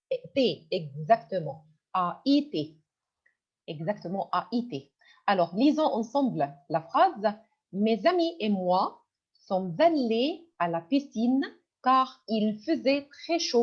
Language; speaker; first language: French; non-native, fluent; Arabic